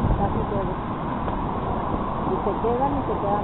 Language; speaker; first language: Spanish; native; Spanish